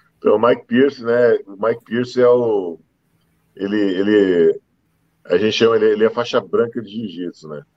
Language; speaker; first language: Portuguese; native; Portuguese